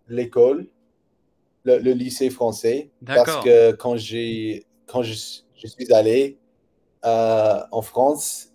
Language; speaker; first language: French; non-native, learner; English